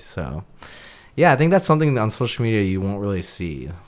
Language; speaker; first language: English; native; English